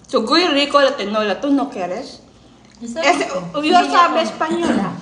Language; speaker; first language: Spanish; non-native, learner; Filipino